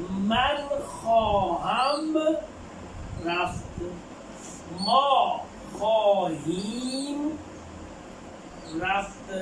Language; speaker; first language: Persian; non-native, fluent; Urdu